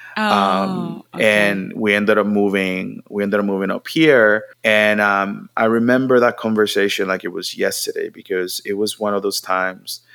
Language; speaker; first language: English; non-native, fluent; Spanish